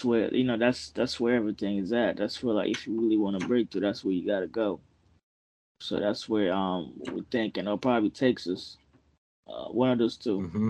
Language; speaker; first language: English; non-native, fluent; French